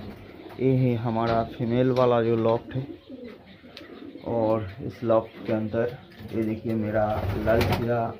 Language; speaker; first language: Hindi; non-native, local second language; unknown